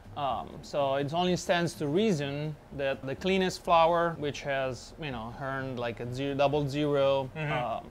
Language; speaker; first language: English; non-native, fluent; Italian